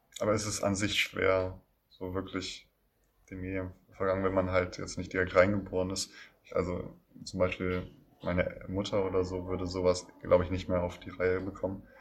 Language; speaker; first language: German; native; German